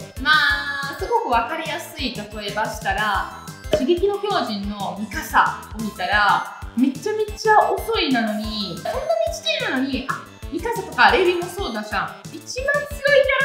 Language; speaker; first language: Japanese; non-native, fluent; Italian